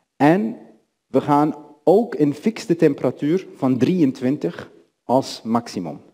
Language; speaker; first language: Dutch; non-native, fluent; Arabic